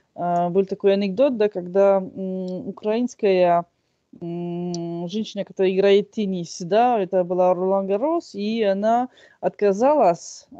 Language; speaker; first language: Russian; non-native, fluent; French